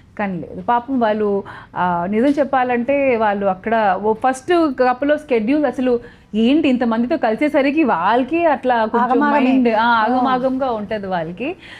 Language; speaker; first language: Telugu; non-native, local second language; Odia